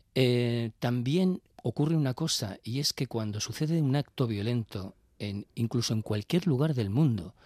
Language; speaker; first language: Spanish; native; Spanish